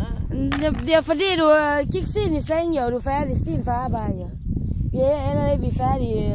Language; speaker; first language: Danish; non-native, learner; Thai